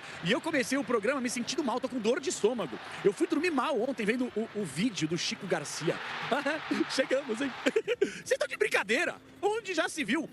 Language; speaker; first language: Portuguese; native; Portuguese